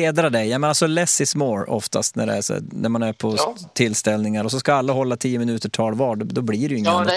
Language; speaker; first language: Swedish; native; Swedish